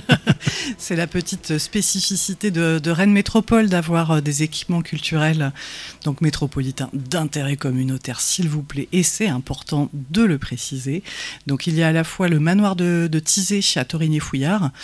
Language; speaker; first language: French; native; French